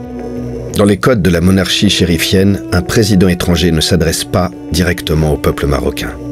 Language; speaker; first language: French; native; French